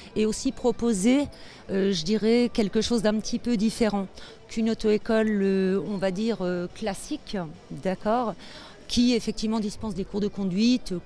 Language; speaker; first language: French; native; French